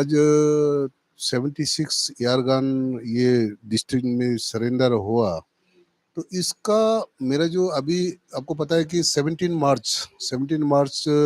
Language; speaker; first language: Hindi; non-native, local second language; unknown